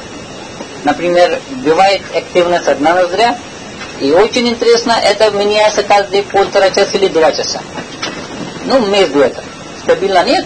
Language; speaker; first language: Russian; non-native, learner; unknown